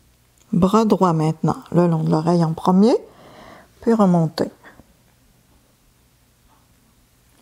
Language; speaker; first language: French; native; French